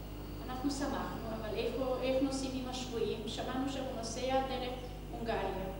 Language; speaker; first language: Hebrew; non-native, fluent; Hungarian